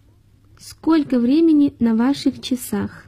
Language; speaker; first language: Russian; non-native, fluent; Chinese